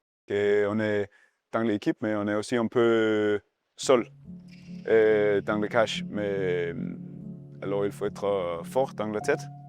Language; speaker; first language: French; non-native, learner; Danish